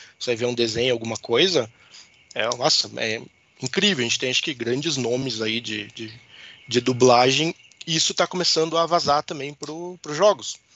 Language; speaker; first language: Portuguese; native; Portuguese